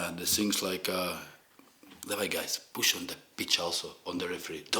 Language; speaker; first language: English; non-native, fluent; Latvian